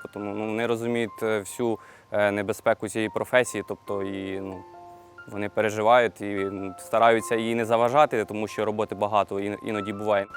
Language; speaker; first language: Ukrainian; native; Ukrainian